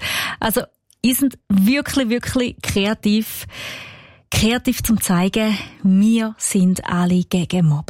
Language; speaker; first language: German; native; German